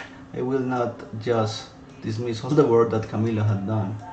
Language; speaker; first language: English; non-native, fluent; Spanish